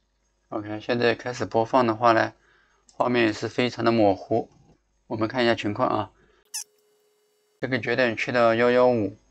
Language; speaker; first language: Chinese; native; Chinese